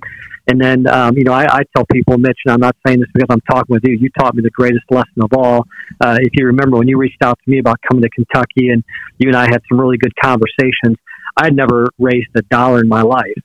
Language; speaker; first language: English; native; English